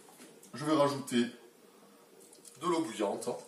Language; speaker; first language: French; native; French